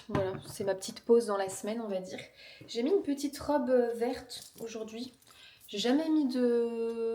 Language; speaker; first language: French; native; French